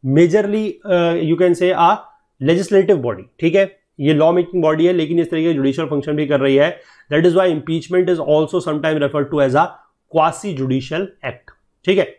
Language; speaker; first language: Hindi; native; Hindi